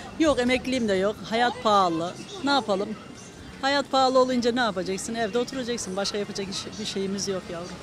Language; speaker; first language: Turkish; native; Turkish